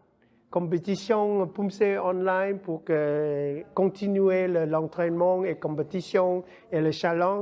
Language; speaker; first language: French; non-native, learner; Vietnamese